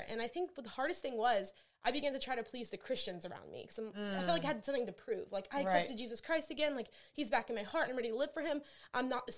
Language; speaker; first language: English; native; English